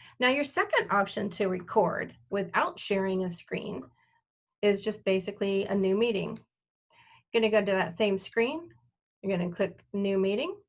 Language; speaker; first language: English; native; English